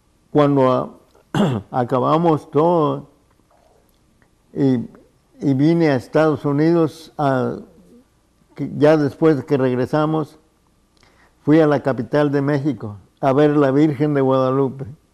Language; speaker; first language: Spanish; native; Spanish